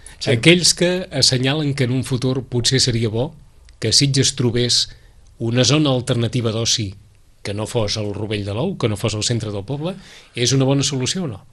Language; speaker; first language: Catalan; native; Catalan